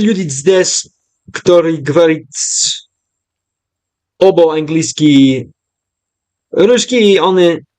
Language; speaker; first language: Russian; non-native, learner; English